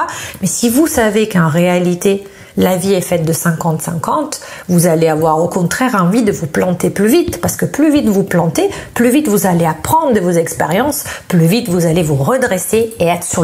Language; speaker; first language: French; non-native, fluent; Italian